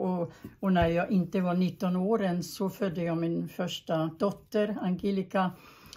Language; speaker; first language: Swedish; early bilingual, other home language; German